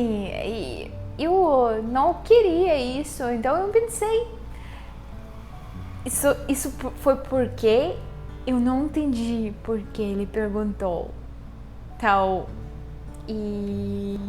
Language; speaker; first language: Portuguese; non-native, fluent; Russian